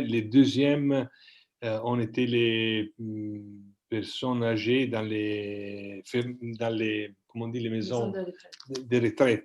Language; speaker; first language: French; non-native, fluent; Italian